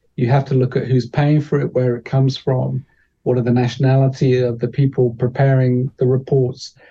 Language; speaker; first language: English; native; English